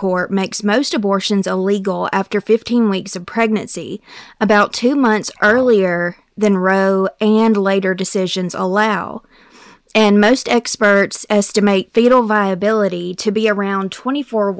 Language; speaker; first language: English; native; English